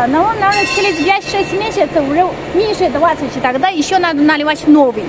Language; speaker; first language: Russian; non-native, learner; Chinese